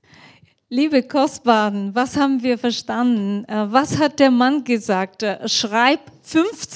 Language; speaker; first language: German; non-native, fluent; Bulgarian